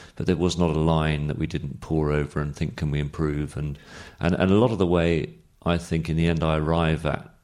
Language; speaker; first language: English; native; English